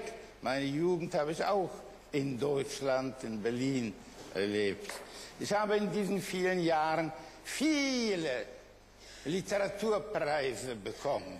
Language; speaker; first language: German; early bilingual, other home language; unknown